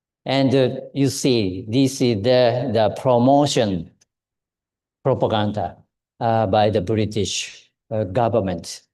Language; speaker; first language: English; non-native, fluent; Japanese